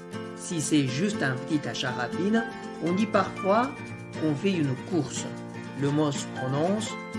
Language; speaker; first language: French; non-native, fluent; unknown